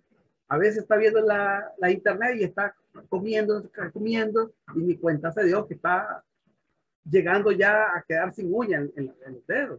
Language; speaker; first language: Spanish; native; Spanish